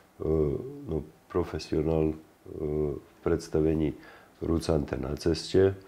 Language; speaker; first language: Slovak; native; Slovak